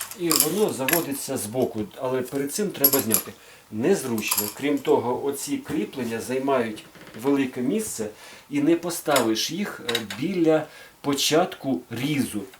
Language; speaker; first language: Ukrainian; non-native, local second language; Russian